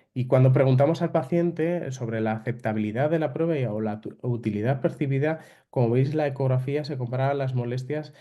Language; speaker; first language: Spanish; native; Spanish